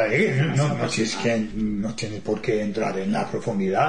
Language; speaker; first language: Spanish; non-native, fluent; English